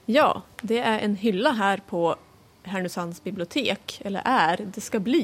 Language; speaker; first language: Swedish; native; Swedish